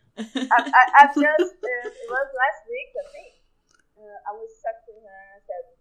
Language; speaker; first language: English; non-native, fluent; Portuguese